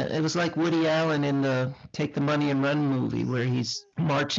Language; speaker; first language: English; native; English